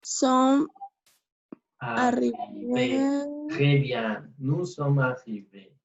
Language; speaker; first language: French; non-native, fluent; Spanish